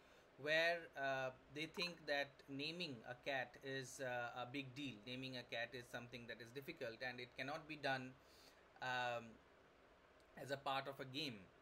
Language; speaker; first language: English; non-native, local second language; Bangla